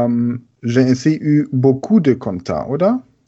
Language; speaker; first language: French; non-native, learner; German